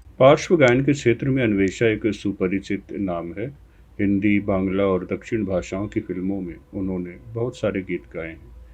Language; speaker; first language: Hindi; native; Hindi